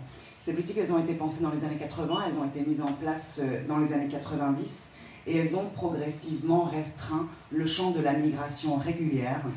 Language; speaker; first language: French; native; French